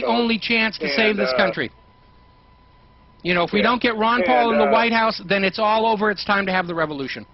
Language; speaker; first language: English; native; English